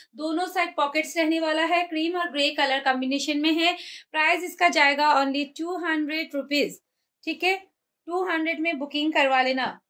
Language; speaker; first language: Hindi; native; Hindi